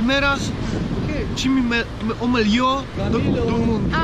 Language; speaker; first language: Portuguese; non-native, learner; German